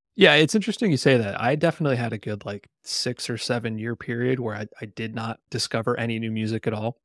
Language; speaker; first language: English; native; English